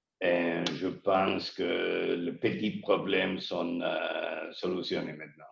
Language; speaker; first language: French; non-native, learner; Spanish